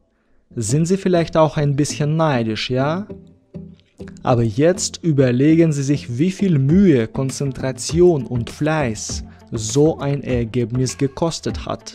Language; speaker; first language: German; non-native, fluent; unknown